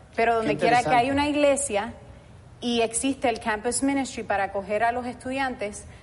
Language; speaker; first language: Spanish; early bilingual, heritage; Spanish